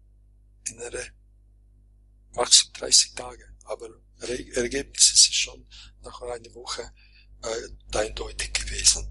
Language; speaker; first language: German; non-native, fluent; Croatian